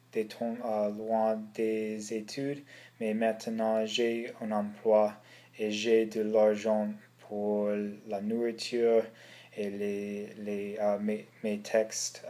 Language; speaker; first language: French; non-native, learner; English